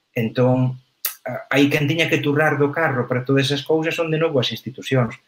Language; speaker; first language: Galician; native; Galician